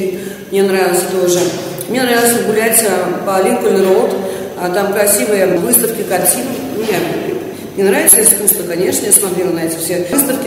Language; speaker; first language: Russian; native; Russian